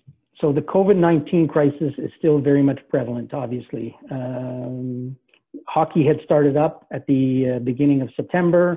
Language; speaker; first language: English; native; English